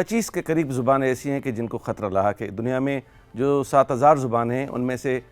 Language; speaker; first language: Urdu; non-native, local second language; Sindhi